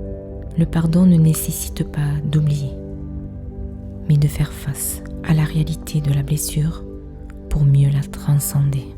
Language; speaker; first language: French; native; French